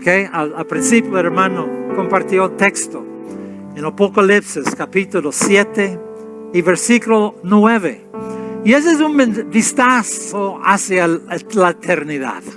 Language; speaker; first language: Spanish; non-native, fluent; English